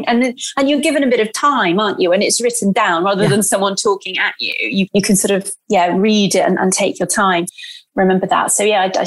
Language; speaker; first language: English; early bilingual, other home language; Portuguese